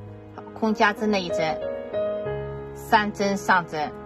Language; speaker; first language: Chinese; native; Chinese